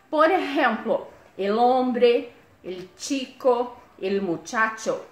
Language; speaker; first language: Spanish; non-native, fluent; Portuguese